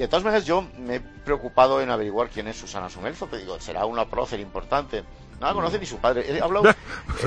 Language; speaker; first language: Spanish; native; Spanish